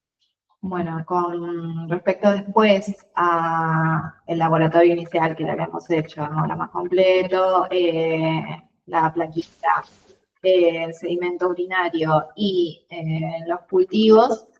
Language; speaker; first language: Spanish; native; Spanish